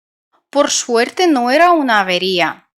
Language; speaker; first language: Spanish; non-native, fluent; Russian